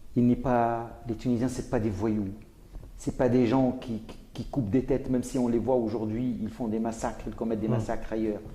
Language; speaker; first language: French; non-native, local second language; Arabic